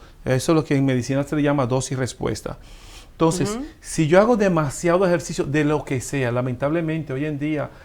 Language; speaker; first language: Spanish; native; Spanish